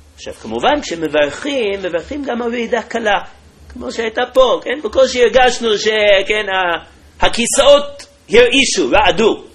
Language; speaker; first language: Hebrew; native; Hebrew